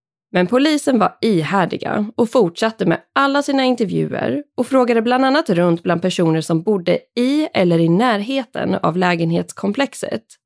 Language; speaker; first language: Swedish; native; Swedish